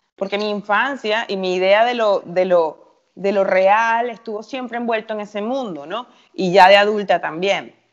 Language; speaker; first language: Spanish; native; Spanish